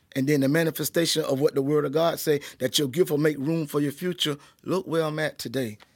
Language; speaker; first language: English; native; English